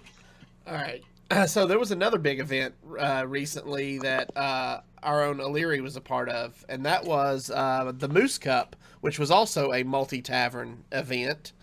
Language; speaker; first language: English; native; English